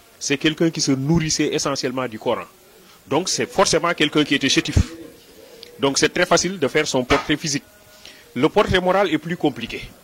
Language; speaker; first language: French; non-native, local second language; Wolof